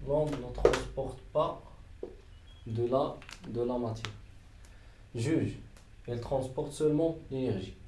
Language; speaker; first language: French; non-native, local second language; Arabic